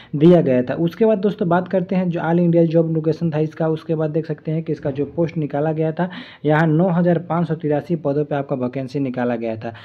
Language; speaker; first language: Hindi; native; Hindi